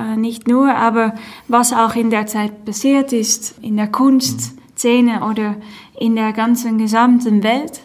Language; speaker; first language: German; non-native, fluent; Dutch